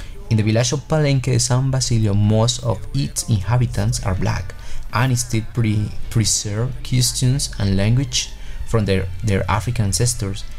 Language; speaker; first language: English; non-native, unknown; Spanish